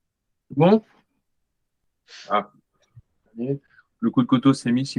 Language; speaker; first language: French; native; French